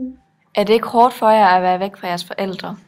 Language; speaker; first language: Danish; native; Danish